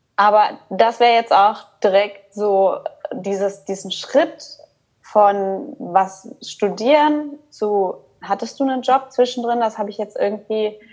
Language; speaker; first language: German; early bilingual, other home language; Croatian